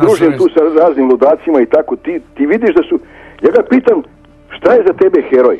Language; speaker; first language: Serbian; native; Serbian